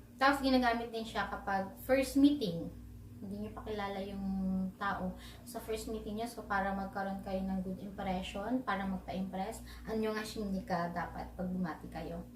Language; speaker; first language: Filipino; native; Filipino